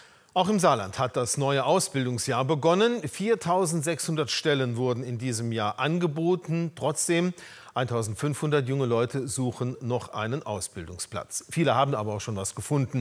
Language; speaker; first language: German; native; German